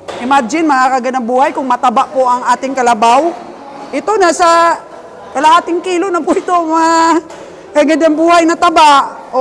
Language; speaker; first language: Filipino; non-native, local second language; Cebuano